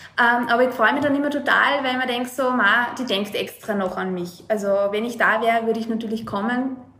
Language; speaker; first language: German; native; German